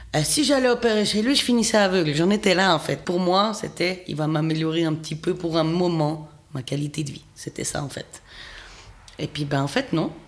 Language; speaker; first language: French; native; French